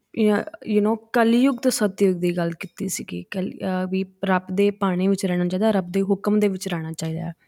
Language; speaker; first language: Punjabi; early bilingual, heritage; Punjabi